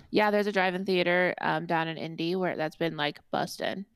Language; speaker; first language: English; native; English